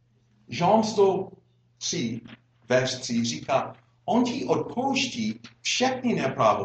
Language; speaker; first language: Czech; non-native, fluent; English